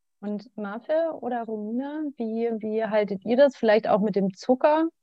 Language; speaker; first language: German; native; German